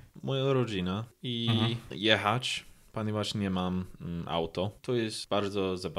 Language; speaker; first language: Polish; non-native, learner; English